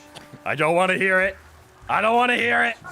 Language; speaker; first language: English; native; English